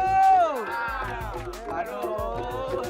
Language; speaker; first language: Indonesian; native; Indonesian